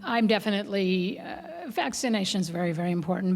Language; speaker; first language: English; native; English